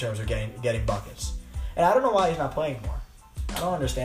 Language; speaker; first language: English; native; English